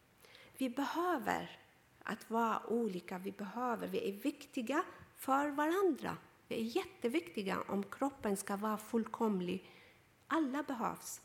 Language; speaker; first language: Swedish; non-native, fluent; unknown